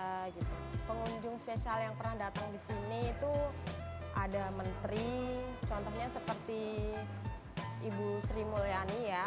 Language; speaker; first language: Indonesian; native; Indonesian